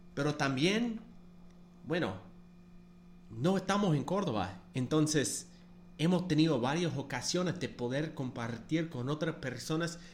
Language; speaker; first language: Spanish; non-native, fluent; English